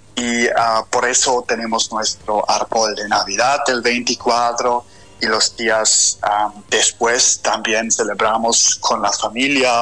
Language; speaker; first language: Spanish; non-native, fluent; German